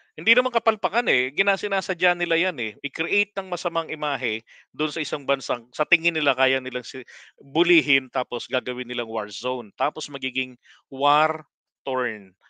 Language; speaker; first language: Filipino; native; Filipino